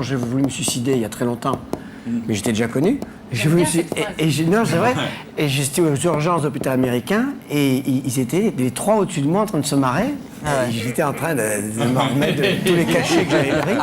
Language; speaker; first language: French; native; French